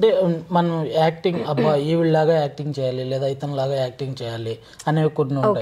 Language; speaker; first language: Telugu; native; Telugu